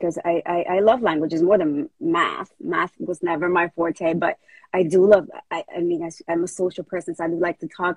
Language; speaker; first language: English; early bilingual, other home language; Spanish